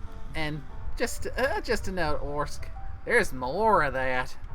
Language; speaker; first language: English; native; English